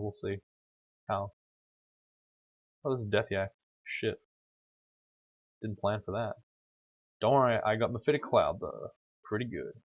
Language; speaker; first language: English; native; English